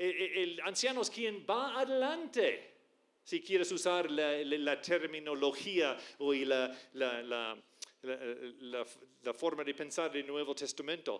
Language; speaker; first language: Spanish; non-native, fluent; English